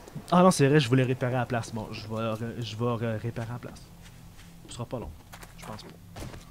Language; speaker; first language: French; early bilingual, heritage; French